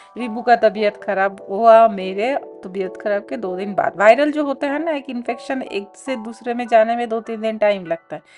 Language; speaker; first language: Hindi; non-native, local second language; Bangla